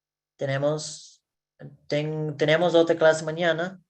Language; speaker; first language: Spanish; non-native, learner; English